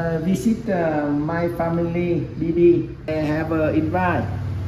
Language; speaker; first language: English; non-native, learner; Vietnamese